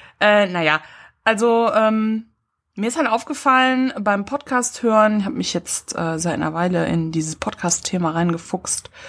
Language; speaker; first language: German; native; German